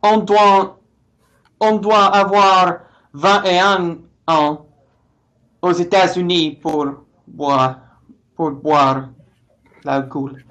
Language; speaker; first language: French; non-native, learner; English